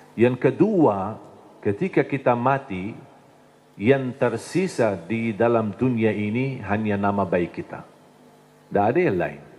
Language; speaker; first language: Indonesian; non-native, fluent; Arabic